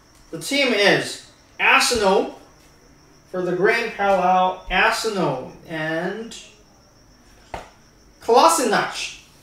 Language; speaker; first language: English; non-native, fluent; Chinese